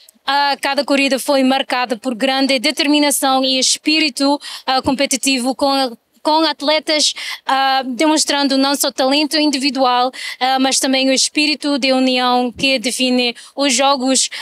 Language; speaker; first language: Portuguese; non-native, local second language; Tetum